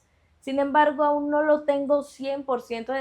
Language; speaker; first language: Spanish; native; Spanish